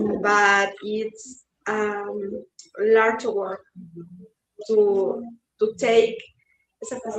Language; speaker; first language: English; non-native, learner; Spanish